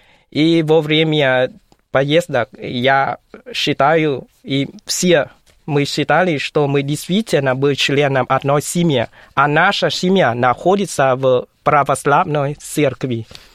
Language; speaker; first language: Russian; non-native, fluent; Vietnamese